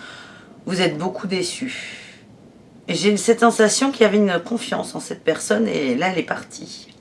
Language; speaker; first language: French; native; French